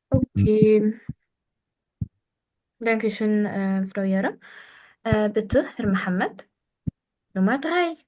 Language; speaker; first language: German; non-native, fluent; Arabic